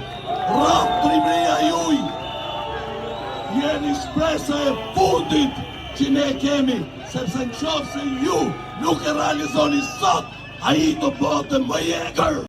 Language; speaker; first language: Albanian; native; Albanian